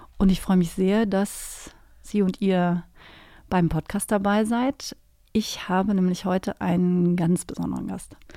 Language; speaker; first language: German; native; German